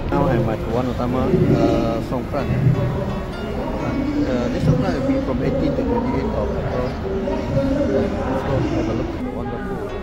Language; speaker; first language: English; non-native, local second language; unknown